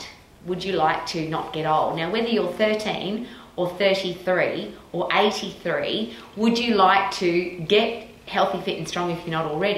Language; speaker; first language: English; native; English